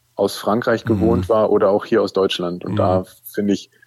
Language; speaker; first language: German; native; German